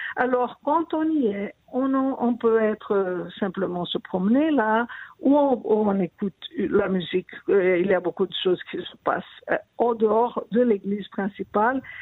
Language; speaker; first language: French; non-native, fluent; Portuguese